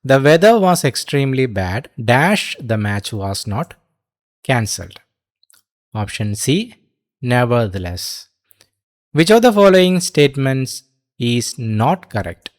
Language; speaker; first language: English; non-native, local second language; Malayalam